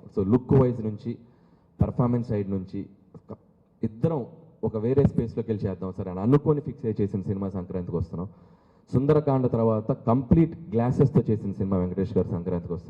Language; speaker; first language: Telugu; native; Telugu